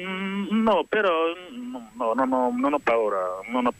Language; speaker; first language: Italian; non-native, learner; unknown